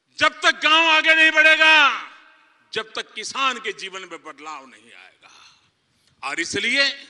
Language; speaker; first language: Hindi; non-native, local second language; Gujarati